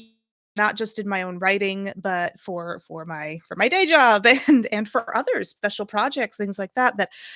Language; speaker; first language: English; native; English